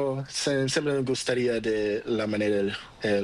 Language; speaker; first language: Spanish; non-native, learner; Portuguese